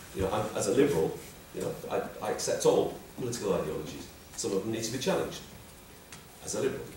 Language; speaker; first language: English; native; English